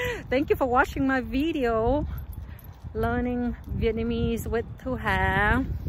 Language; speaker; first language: English; non-native, fluent; Vietnamese